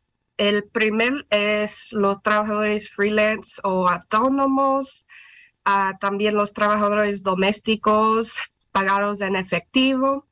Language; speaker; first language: Spanish; non-native, fluent; English